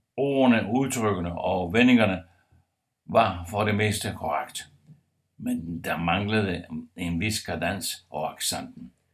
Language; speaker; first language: Danish; non-native, fluent; Italian